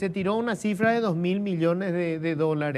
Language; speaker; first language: Spanish; native; Spanish